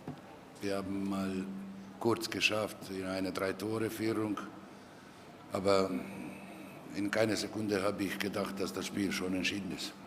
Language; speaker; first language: German; non-native, fluent; Croatian